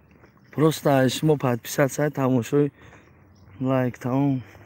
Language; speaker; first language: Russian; non-native, local second language; Tajik